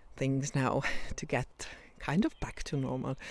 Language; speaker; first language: English; non-native, fluent; Estonian